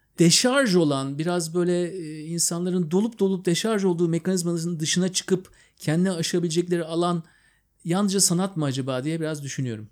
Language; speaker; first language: Turkish; native; Turkish